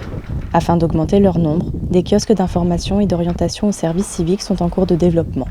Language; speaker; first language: French; native; French